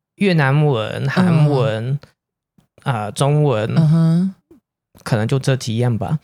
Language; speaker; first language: Chinese; non-native, fluent; English